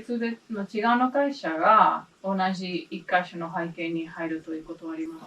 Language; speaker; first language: Japanese; non-native, learner; English